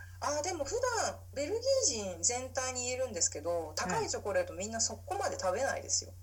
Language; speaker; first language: Japanese; native; Japanese